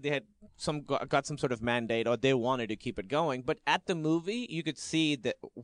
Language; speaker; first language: English; non-native, local second language; Urdu